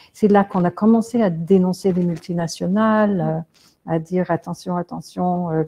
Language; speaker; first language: French; non-native, fluent; English